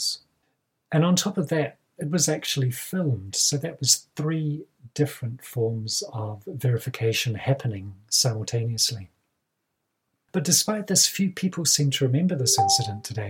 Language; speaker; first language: English; native; English